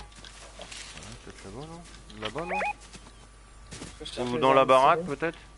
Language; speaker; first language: French; native; French